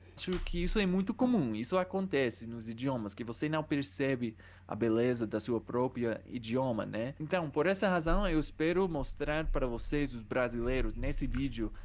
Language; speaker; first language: Portuguese; non-native, fluent; English